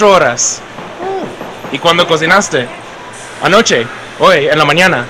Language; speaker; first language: Spanish; non-native, learner; English